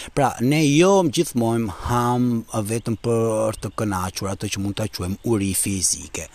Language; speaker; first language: Albanian; early bilingual, heritage; Albanian